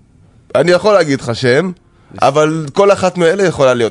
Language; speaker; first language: Hebrew; native; Hebrew